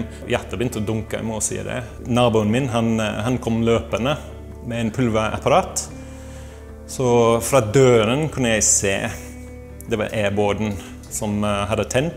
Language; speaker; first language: Norwegian; non-native, fluent; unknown